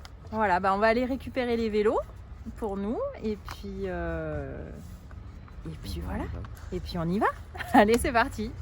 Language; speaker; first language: French; native; French